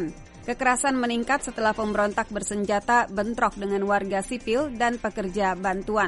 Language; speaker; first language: Indonesian; native; Indonesian